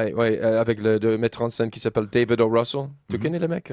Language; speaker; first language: French; non-native, learner; English